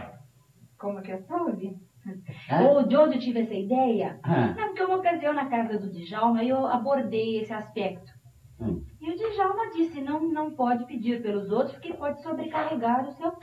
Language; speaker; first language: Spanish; non-native, learner; Portuguese